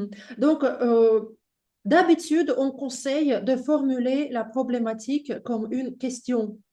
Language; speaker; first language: French; non-native, fluent; Russian